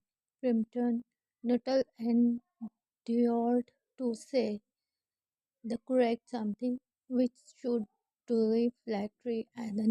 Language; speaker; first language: English; non-native, learner; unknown